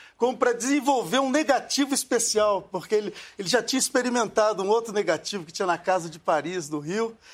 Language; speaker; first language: Portuguese; native; Portuguese